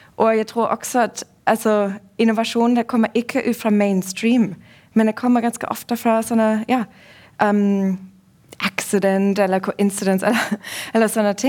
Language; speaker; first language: Norwegian; non-native, fluent; German